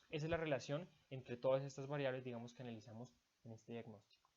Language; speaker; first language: Spanish; native; Spanish